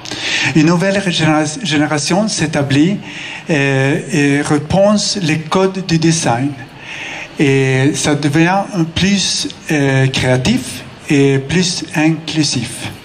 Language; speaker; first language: French; non-native, fluent; Swedish